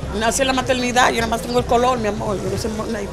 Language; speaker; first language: Spanish; native; Spanish